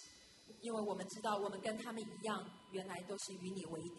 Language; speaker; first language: Chinese; native; Chinese